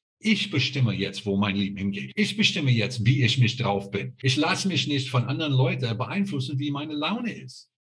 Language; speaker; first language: German; non-native, fluent; English